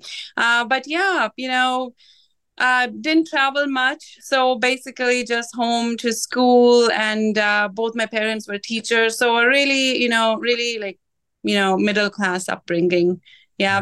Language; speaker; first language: English; non-native, local second language; Punjabi